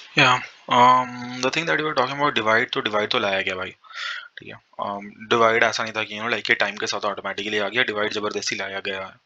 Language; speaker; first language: Hindi; native; Hindi